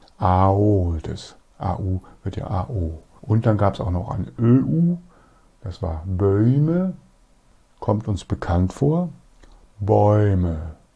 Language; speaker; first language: German; native; German